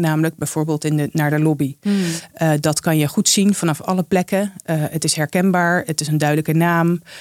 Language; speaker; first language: Dutch; native; Dutch